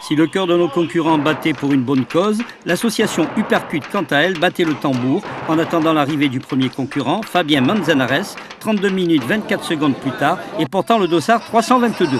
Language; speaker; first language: French; native; French